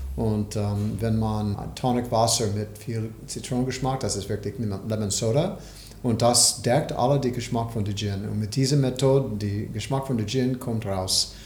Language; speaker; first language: German; non-native, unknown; English